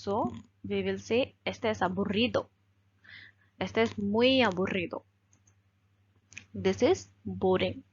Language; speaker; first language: Spanish; non-native, learner; Hindi